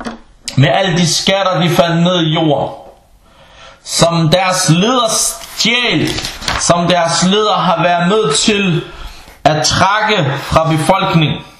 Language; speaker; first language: Danish; early bilingual, other home language; Arabic